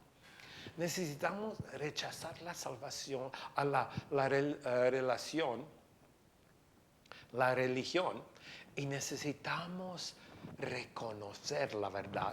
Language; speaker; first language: Spanish; non-native, fluent; English